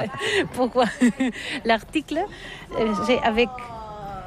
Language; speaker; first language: French; non-native, learner; Catalan